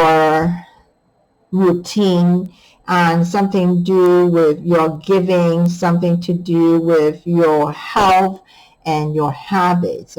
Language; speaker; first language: English; non-native, fluent; Chinese